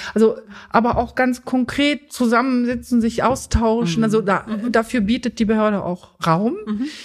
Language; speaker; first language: German; early bilingual, other home language; Turkish